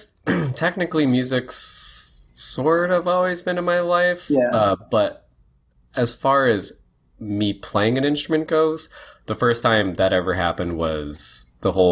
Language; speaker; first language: English; native; English